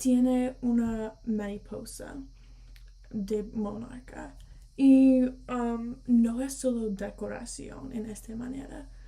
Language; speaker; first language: Spanish; early bilingual, heritage; Spanish